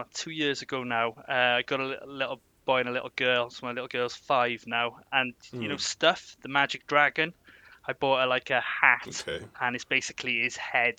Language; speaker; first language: English; native; English